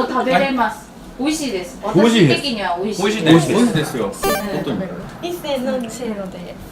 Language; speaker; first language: Japanese; non-native, learner; Korean